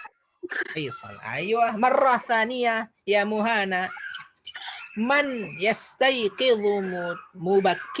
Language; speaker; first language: Arabic; non-native, fluent; Indonesian